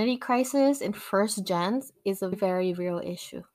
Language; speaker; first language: English; non-native, fluent; Spanish